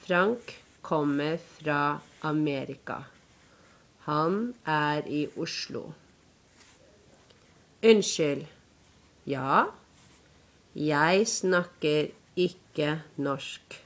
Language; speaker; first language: Norwegian; non-native, learner; English